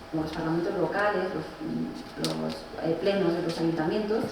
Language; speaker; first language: Spanish; native; Spanish